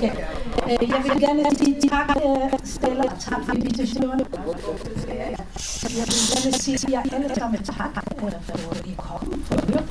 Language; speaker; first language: Danish; non-native, fluent; Hebrew